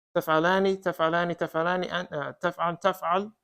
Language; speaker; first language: Arabic; non-native, fluent; English